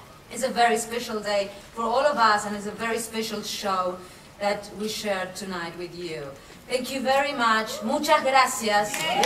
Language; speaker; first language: English; non-native, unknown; Spanish